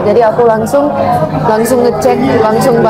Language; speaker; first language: Indonesian; non-native, fluent; Finnish